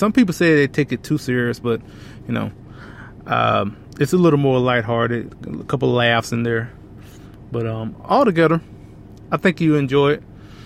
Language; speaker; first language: English; native; English